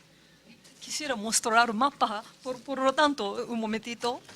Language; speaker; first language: Spanish; non-native, learner; Japanese